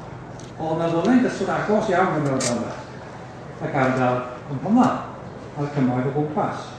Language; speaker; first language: Welsh; native; Welsh